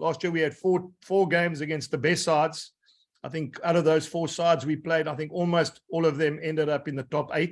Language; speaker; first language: English; native; English